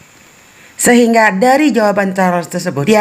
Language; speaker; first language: Indonesian; native; Indonesian